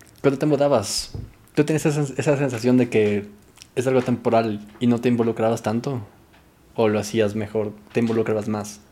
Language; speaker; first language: Spanish; native; Spanish